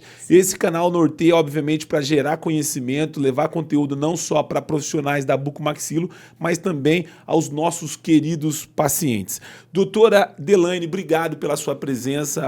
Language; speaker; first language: Portuguese; native; Portuguese